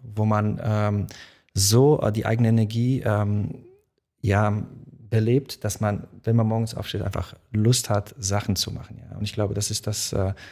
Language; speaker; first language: German; early bilingual, other home language; Polish